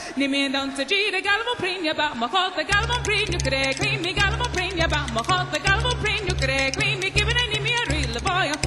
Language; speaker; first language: English; native; English